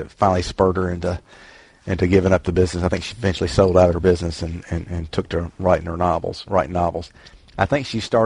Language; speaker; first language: English; native; English